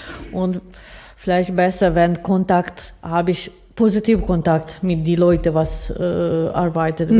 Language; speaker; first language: German; non-native, learner; Ukrainian